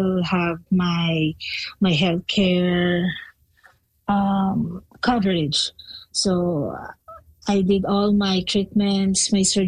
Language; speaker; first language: English; non-native, local second language; Filipino